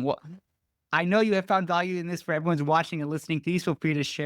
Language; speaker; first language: English; native; English